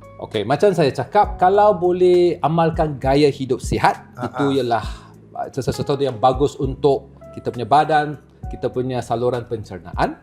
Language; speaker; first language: Malay; non-native, local second language; Chinese